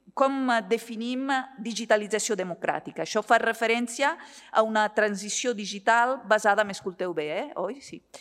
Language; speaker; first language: Catalan; non-native, fluent; Italian